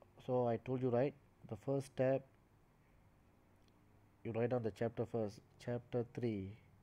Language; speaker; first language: English; non-native, local second language; Tamil